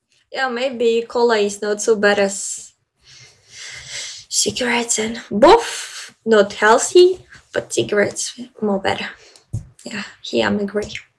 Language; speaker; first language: English; non-native, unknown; Ukrainian